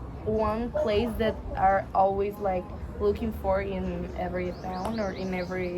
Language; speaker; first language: English; non-native, learner; Spanish